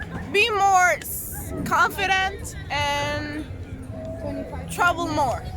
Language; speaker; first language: English; non-native, fluent; Spanish